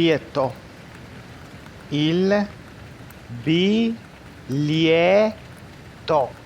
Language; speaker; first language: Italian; non-native, fluent; Arabic